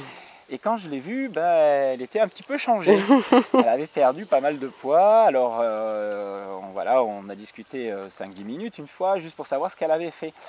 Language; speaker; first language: French; native; French